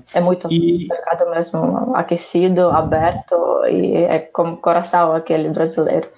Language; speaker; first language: Portuguese; non-native, fluent; Ukrainian